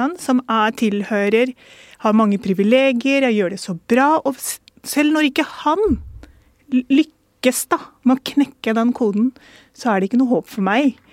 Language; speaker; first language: Norwegian; early bilingual, other home language; Urdu